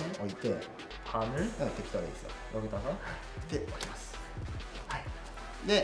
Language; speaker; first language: Japanese; non-native, learner; Korean